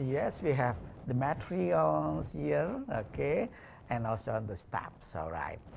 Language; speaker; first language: English; non-native, fluent; Indonesian